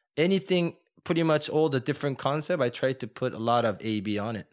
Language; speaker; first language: English; non-native, fluent; Korean